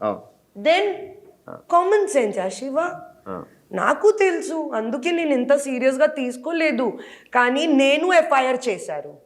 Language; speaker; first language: Telugu; non-native, local second language; Hindi